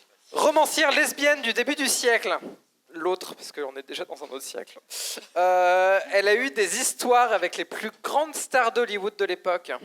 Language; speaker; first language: French; native; French